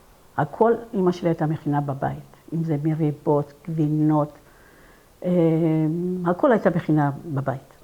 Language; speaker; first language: Hebrew; non-native, fluent; Persian